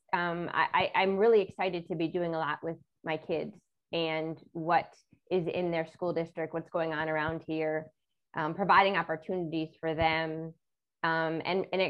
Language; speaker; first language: English; native; English